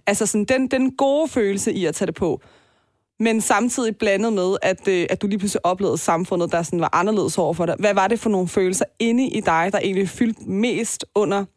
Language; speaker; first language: Danish; early bilingual, other home language; Persian